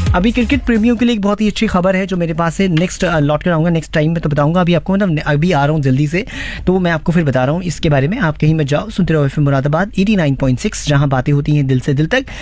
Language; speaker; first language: Hindi; native; Hindi